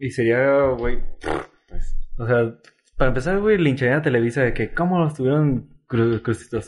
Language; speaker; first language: Spanish; native; Spanish